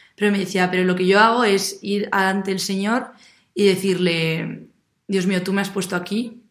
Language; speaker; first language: Spanish; native; Spanish